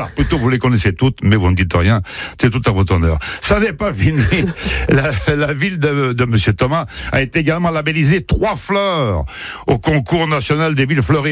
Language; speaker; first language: French; native; French